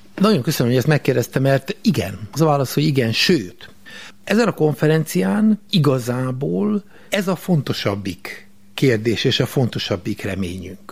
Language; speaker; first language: Hungarian; native; Hungarian